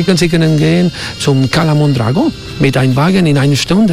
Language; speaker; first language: German; non-native, learner; Spanish